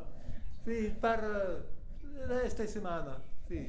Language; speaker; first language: Spanish; non-native, learner; English